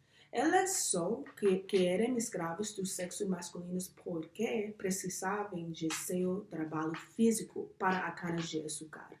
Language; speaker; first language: Portuguese; non-native, learner; English